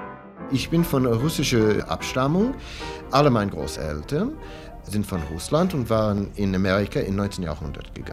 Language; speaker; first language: German; non-native, fluent; English